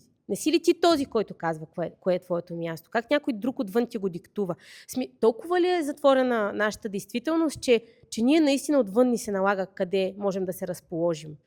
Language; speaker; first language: Bulgarian; native; Bulgarian